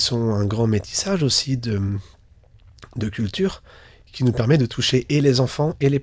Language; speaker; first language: French; native; French